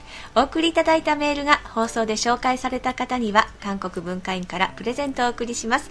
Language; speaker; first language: Japanese; native; Japanese